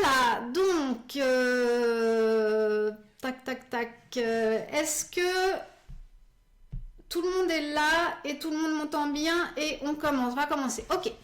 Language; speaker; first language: French; native; French